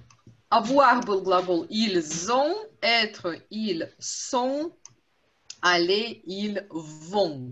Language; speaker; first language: French; non-native, fluent; Russian